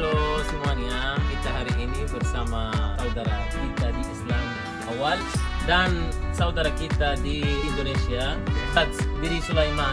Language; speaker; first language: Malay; non-native, learner; Arabic